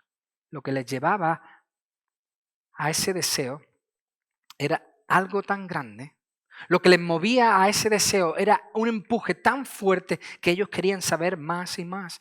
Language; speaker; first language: Spanish; native; Spanish